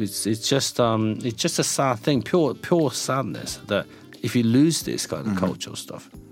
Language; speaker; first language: English; non-native, fluent; Japanese